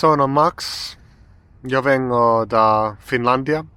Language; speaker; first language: Italian; non-native, learner; Finnish